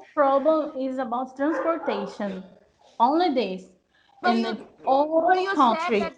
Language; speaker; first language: English; non-native, learner; Portuguese